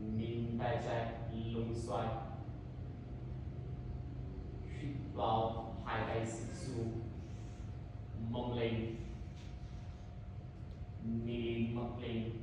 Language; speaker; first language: Vietnamese; non-native, learner; Indonesian